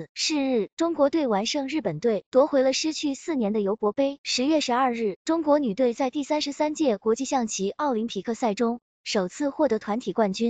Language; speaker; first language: Chinese; native; Chinese